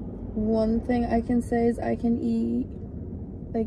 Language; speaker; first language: English; native; English